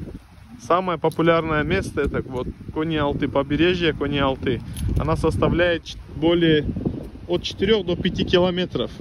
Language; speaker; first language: Russian; non-native, local second language; Turkish